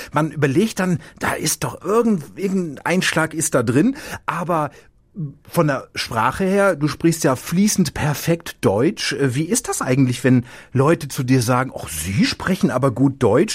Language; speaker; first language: German; native; German